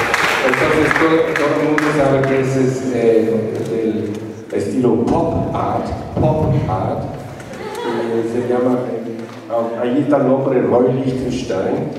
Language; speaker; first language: Spanish; non-native, fluent; German